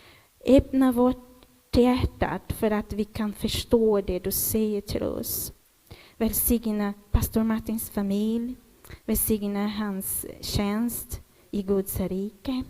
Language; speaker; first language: Swedish; non-native, learner; Portuguese